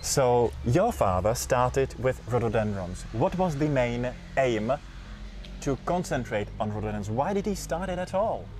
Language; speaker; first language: English; non-native, fluent; Czech